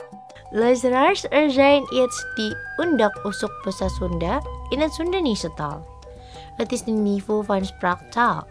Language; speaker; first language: Dutch; non-native, learner; Indonesian